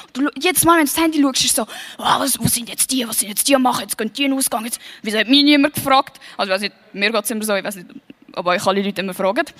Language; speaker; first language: German; early bilingual, other home language; Swiss German